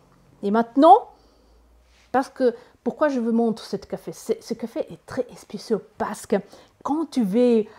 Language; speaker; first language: French; non-native, learner; Italian